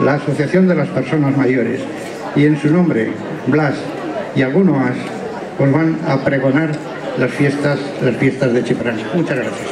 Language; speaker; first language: Spanish; native; Spanish